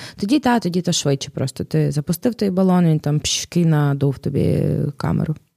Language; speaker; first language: Ukrainian; native; Ukrainian